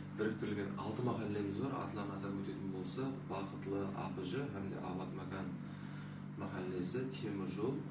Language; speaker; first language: Uzbek; non-native, local second language; Kara-Kalpak